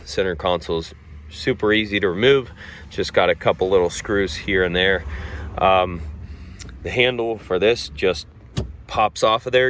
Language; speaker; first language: English; native; English